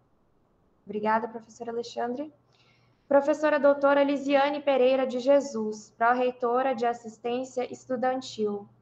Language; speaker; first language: Portuguese; native; Portuguese